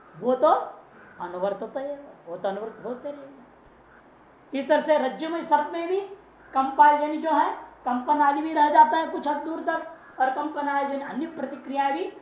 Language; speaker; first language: Hindi; native; Hindi